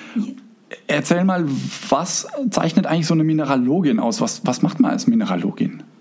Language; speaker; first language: German; native; German